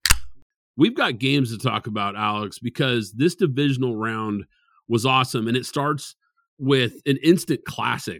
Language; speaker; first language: English; native; English